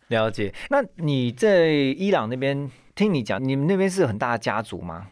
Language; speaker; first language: Chinese; native; Chinese